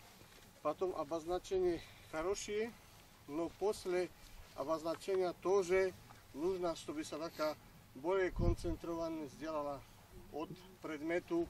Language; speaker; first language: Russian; non-native, learner; Slovak